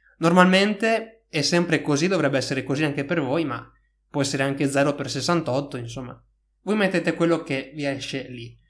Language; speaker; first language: Italian; native; Italian